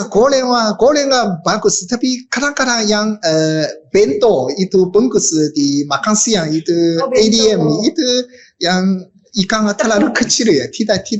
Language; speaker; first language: Indonesian; non-native, learner; Japanese